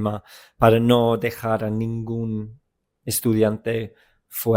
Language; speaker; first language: Spanish; non-native, fluent; English